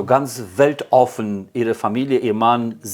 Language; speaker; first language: German; non-native, fluent; Polish